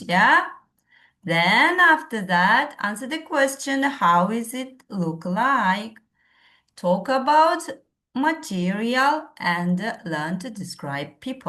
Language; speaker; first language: English; non-native, fluent; Kazakh